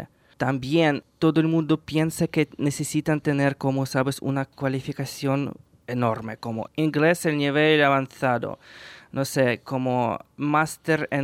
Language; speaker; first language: Spanish; non-native, fluent; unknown